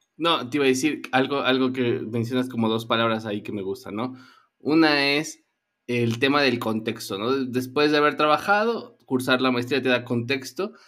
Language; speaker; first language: Spanish; native; Spanish